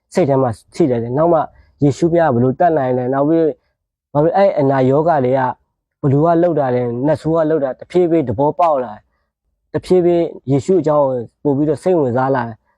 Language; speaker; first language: Burmese; native; Burmese